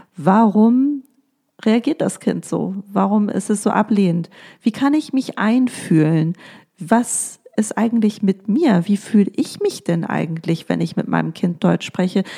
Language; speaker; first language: German; native; German